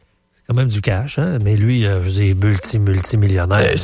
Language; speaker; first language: French; native; French